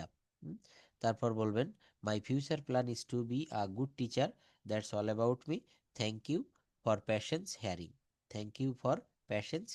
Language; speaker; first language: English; non-native, fluent; Bangla